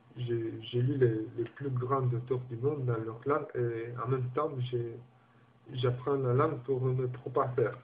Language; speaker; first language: French; non-native, learner; Romanian